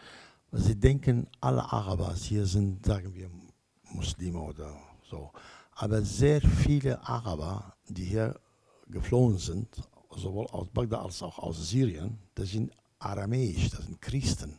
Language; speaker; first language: German; non-native, learner; Kurdish